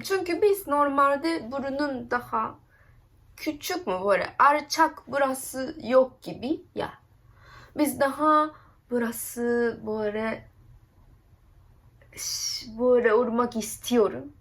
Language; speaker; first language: Turkish; non-native, learner; Japanese